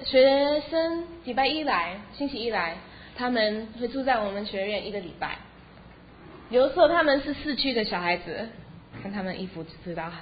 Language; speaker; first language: Chinese; early bilingual, heritage; Chinese